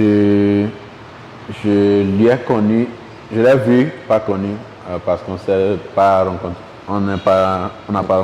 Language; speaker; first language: French; non-native, local second language; Ewe